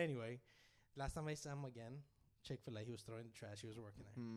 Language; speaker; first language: English; native; English